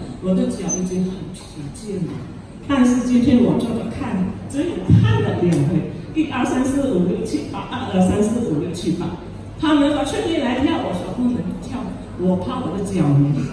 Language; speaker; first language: Chinese; early bilingual, heritage; Chinese